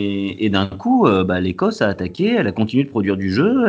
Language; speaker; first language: French; native; French